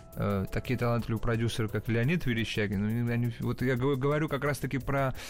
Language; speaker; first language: Russian; early bilingual, other home language; Georgian